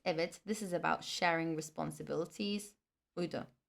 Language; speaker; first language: English; non-native, fluent; Turkish